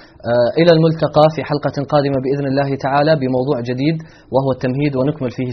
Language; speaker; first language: Arabic; native; Arabic